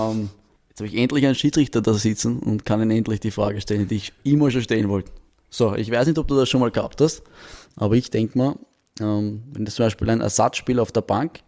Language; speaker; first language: German; native; German